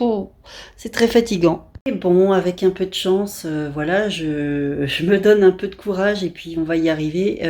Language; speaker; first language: French; native; French